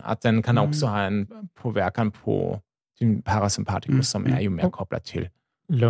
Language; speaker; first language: Swedish; non-native, fluent; German